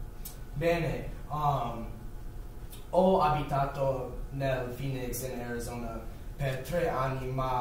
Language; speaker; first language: Italian; non-native, learner; English